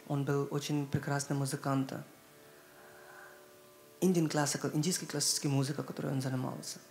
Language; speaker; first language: Russian; non-native, learner; Hindi